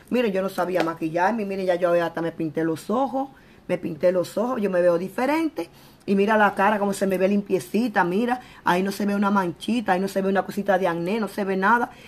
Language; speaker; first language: Spanish; native; Spanish